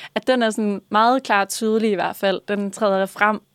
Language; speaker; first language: Danish; native; Danish